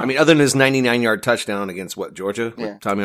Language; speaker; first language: English; native; English